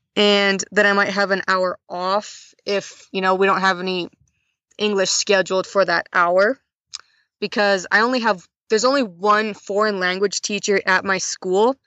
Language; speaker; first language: English; native; English